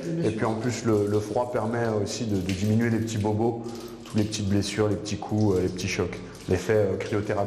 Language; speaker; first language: French; native; French